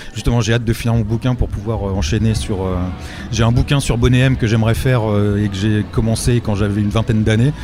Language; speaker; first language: French; native; French